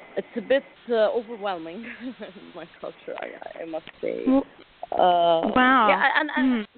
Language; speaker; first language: English; non-native, fluent; Arabic